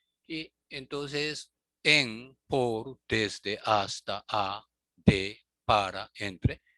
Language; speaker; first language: Spanish; non-native, learner; Japanese